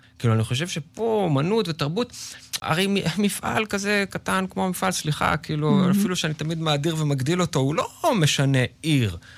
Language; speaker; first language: Hebrew; native; Hebrew